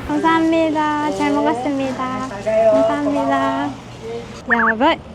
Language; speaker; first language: Korean; non-native, learner; Japanese